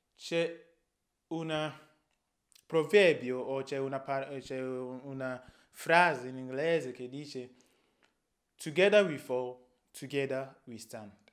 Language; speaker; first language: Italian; non-native, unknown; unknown